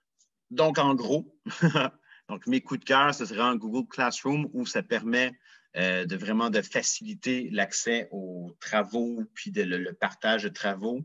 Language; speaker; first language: French; native; French